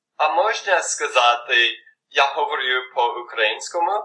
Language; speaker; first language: Ukrainian; non-native, learner; English